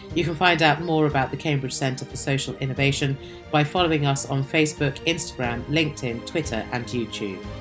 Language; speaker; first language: English; native; English